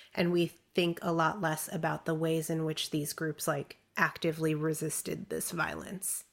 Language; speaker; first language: English; early bilingual, other home language; Chinese